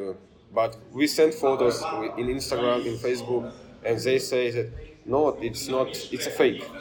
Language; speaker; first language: English; non-native, learner; Ukrainian